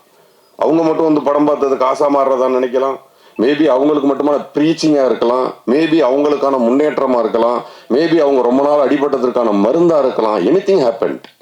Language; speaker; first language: Tamil; native; Tamil